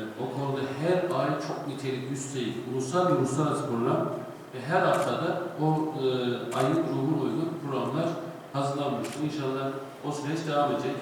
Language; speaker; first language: Turkish; native; Turkish